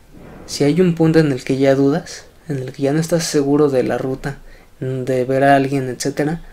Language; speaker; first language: Spanish; native; Spanish